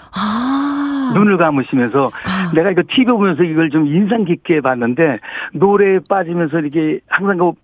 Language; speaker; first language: Korean; native; Korean